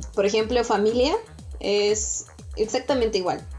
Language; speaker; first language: Spanish; non-native, fluent; Russian